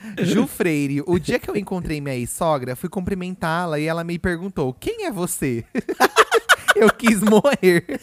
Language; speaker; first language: Portuguese; native; Portuguese